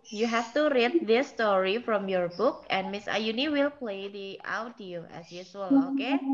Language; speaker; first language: English; non-native, learner; Indonesian